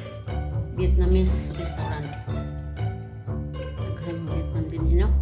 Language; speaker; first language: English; non-native, local second language; Cebuano